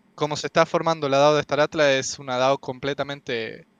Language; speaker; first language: Spanish; native; Spanish